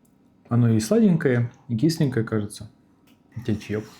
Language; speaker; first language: Russian; native; Russian